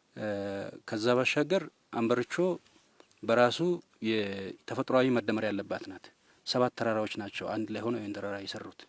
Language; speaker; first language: Amharic; non-native, local second language; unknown